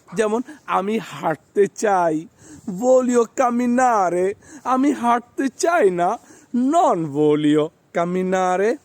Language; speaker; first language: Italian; non-native, fluent; Bangla